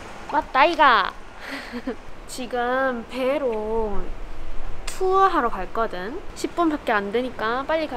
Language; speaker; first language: Korean; non-native, learner; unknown